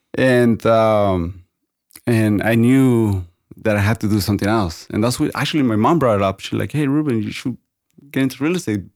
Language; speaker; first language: English; non-native, fluent; Spanish